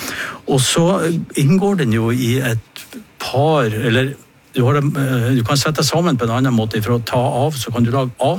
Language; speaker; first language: Norwegian; native; Norwegian